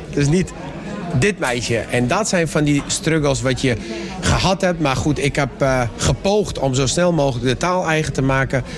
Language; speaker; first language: Dutch; early bilingual, other home language; Persian